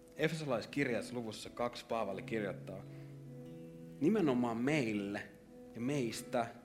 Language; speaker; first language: Finnish; native; Finnish